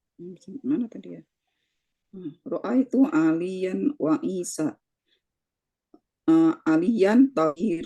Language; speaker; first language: Arabic; non-native, fluent; Indonesian